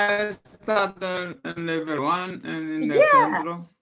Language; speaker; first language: English; non-native, learner; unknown